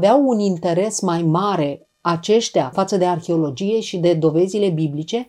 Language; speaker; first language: Romanian; native; Romanian